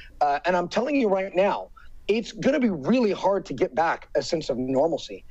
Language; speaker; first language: English; native; English